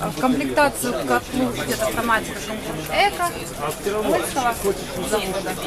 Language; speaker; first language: Russian; non-native, local second language; Ukrainian